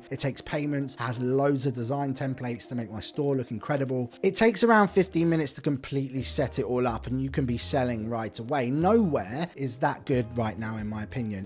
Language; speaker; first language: English; native; English